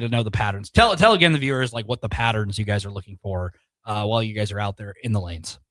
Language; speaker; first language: English; native; English